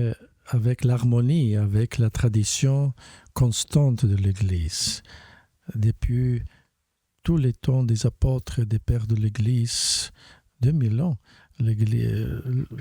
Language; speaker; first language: French; non-native, fluent; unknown